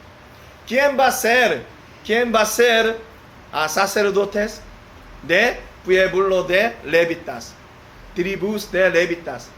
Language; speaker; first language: Spanish; non-native, learner; Korean